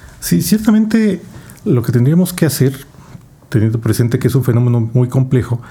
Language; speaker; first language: Spanish; native; Spanish